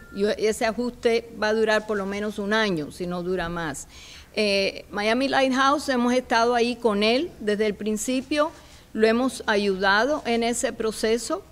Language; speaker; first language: Spanish; native; Spanish